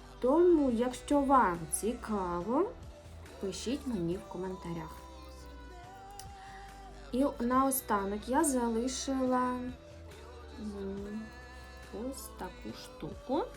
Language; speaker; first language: Ukrainian; native; Ukrainian